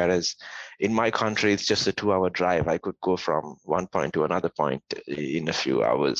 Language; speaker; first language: English; non-native, local second language; Tamil